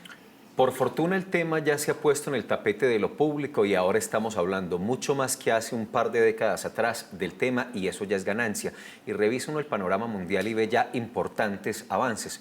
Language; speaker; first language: Spanish; native; Spanish